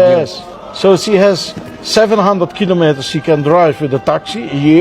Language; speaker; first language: English; non-native, learner; Dutch